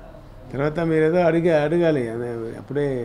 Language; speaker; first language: Telugu; non-native, learner; Tamil